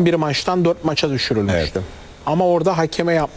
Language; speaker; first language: Turkish; native; Turkish